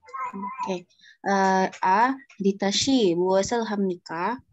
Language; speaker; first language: Korean; non-native, learner; Indonesian